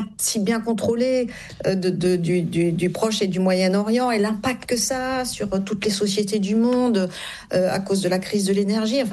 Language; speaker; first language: French; native; French